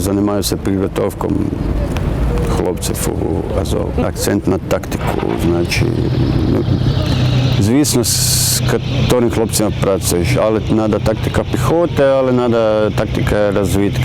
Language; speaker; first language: Ukrainian; non-native, learner; Croatian